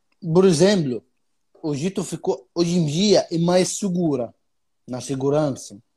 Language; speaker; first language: Portuguese; non-native, fluent; Arabic